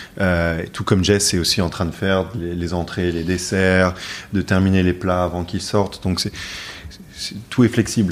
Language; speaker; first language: French; non-native, fluent; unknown